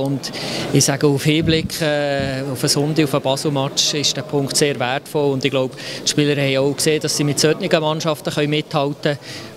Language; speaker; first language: German; native; German